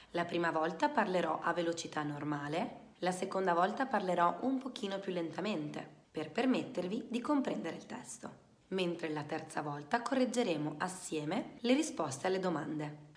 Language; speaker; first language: Italian; native; Italian